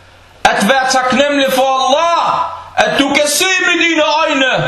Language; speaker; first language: Danish; non-native, fluent; Arabic